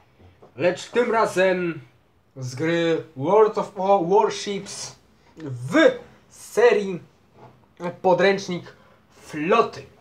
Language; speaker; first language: Polish; native; Polish